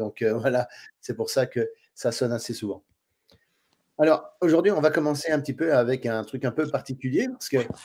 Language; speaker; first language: French; native; French